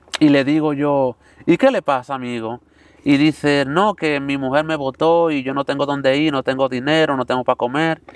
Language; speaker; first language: Spanish; native; Spanish